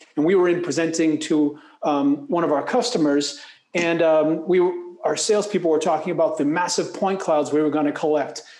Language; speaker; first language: English; native; English